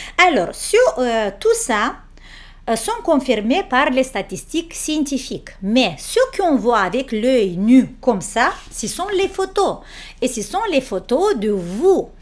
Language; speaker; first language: French; non-native, fluent; Romanian